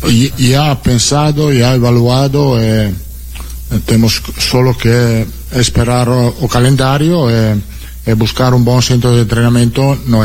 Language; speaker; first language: Portuguese; non-native, learner; Italian